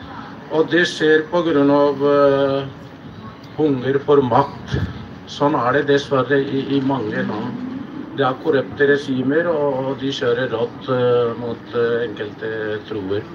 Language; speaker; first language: Norwegian; non-native, fluent; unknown